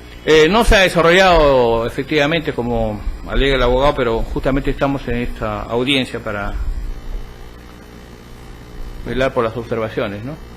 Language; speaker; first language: Spanish; native; Spanish